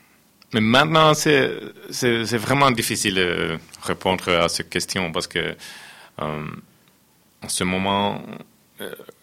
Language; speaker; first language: French; non-native, fluent; Finnish